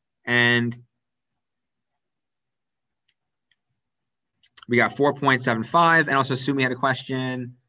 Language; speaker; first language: English; native; English